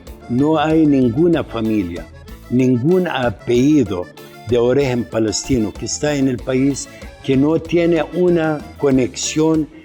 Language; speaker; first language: Spanish; non-native, fluent; Arabic